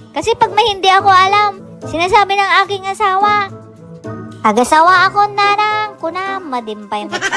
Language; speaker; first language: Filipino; non-native, local second language; Iloko